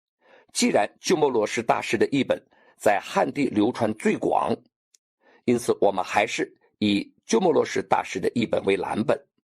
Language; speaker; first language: Chinese; native; Chinese